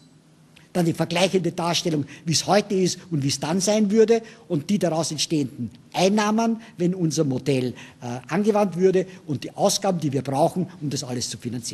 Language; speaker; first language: German; native; German